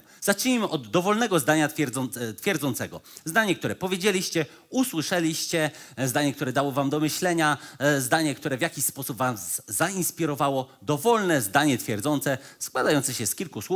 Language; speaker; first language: Polish; native; Polish